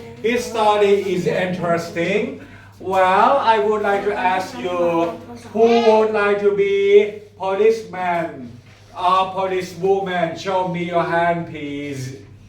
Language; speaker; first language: English; non-native, fluent; Thai